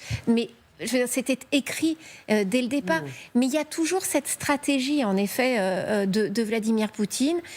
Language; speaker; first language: French; native; French